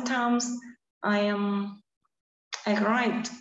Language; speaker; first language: English; non-native, learner; Vietnamese